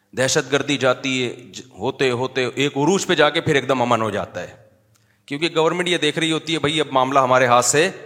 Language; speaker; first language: Urdu; native; Urdu